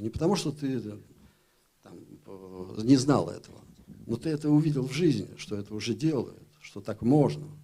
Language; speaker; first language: Russian; native; Russian